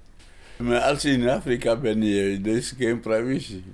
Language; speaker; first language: Dutch; non-native, learner; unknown